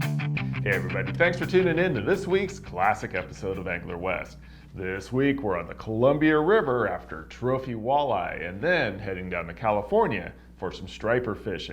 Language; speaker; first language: English; native; English